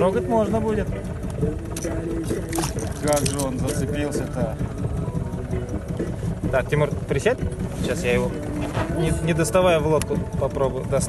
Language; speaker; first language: Russian; native; Russian